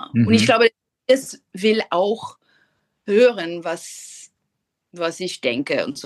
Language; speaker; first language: German; non-native, fluent; English